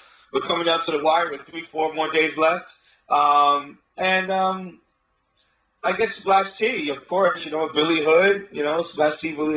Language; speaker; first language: English; native; English